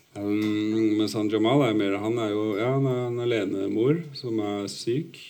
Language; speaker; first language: Norwegian; early bilingual, other home language; Urdu